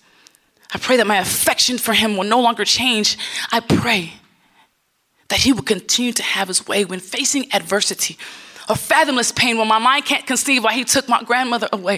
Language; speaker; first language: English; native; English